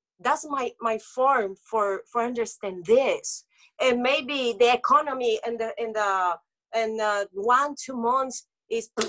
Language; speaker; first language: English; non-native, local second language; Spanish